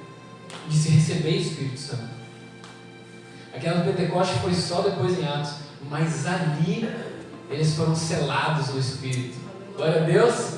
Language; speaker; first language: Portuguese; native; Portuguese